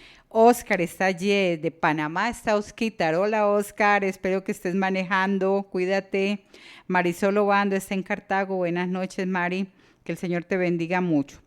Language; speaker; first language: Spanish; native; Spanish